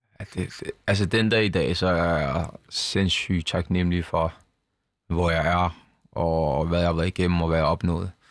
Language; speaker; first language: Danish; early bilingual, other home language; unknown